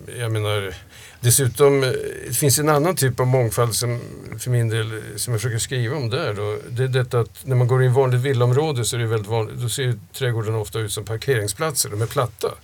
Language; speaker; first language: Swedish; native; Swedish